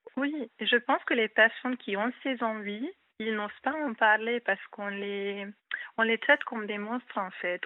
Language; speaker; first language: French; non-native, fluent; Hungarian